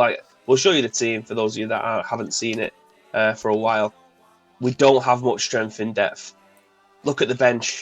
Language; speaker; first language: English; native; English